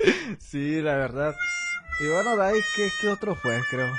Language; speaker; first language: Spanish; native; Spanish